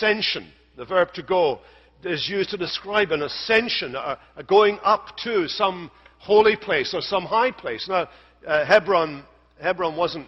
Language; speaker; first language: English; native; English